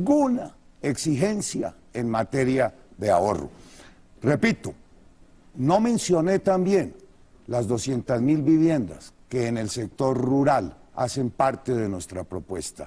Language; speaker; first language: Spanish; native; Spanish